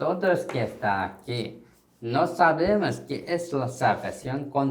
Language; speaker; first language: Spanish; non-native, learner; Korean